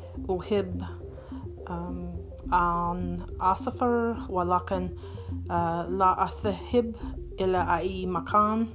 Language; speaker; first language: Arabic; non-native, learner; English